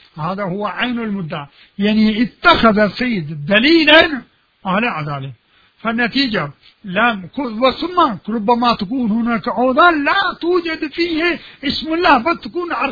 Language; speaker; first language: Arabic; non-native, fluent; Urdu